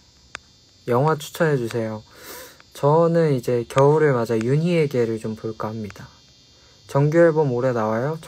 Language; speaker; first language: Korean; native; Korean